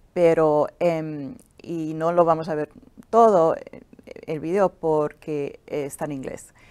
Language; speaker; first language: Spanish; non-native, fluent; English